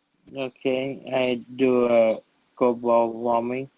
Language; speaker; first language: English; non-native, learner; Thai